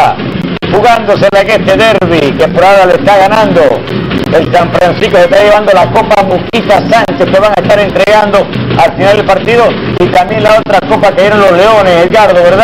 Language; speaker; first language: Spanish; native; Spanish